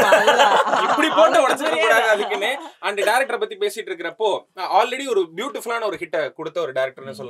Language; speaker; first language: Tamil; native; Tamil